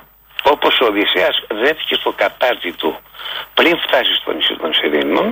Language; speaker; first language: Greek; native; Greek